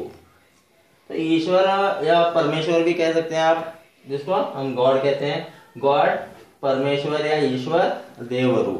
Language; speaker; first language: Hindi; non-native, local second language; Kannada